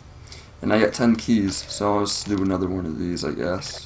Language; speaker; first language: English; native; English